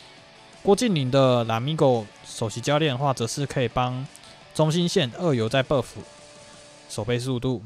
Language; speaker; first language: Chinese; native; Chinese